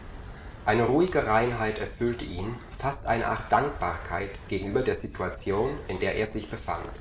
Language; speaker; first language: German; native; German